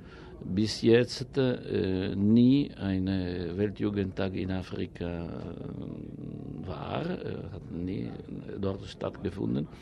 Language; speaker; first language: German; non-native, fluent; Italian